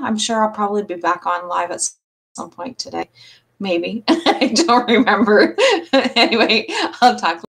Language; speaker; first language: English; native; English